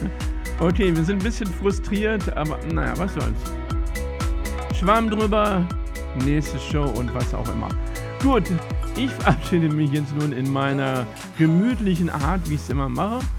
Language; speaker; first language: German; native; German